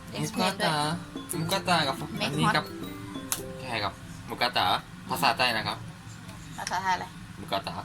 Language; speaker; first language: Thai; non-native, learner; Japanese